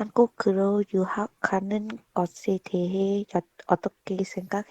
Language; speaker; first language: Korean; non-native, learner; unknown